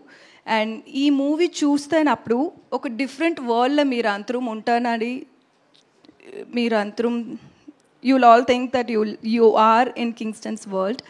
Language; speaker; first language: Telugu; non-native, learner; Tamil